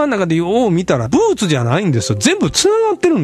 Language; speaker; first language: Japanese; native; Japanese